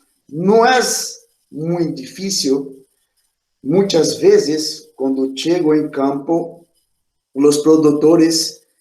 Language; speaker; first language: Spanish; non-native, fluent; Portuguese